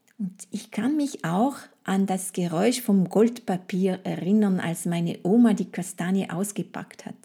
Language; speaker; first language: German; non-native, fluent; French